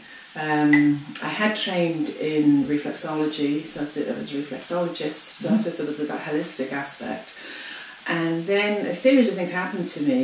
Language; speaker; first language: English; native; English